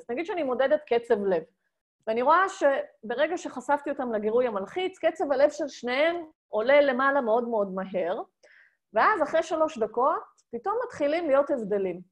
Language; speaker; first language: Hebrew; native; Hebrew